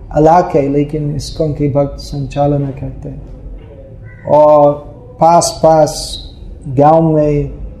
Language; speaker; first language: Hindi; non-native, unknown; English